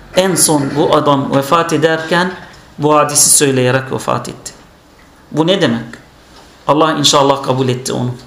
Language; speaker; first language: Turkish; non-native, fluent; Arabic